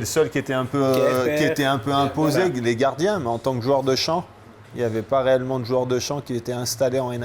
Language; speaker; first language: French; native; French